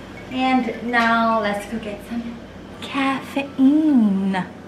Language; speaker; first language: English; early bilingual, other home language; Spanish